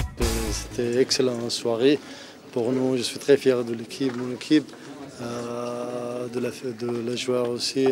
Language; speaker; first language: French; non-native, learner; Arabic